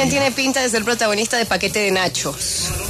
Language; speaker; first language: Spanish; native; Spanish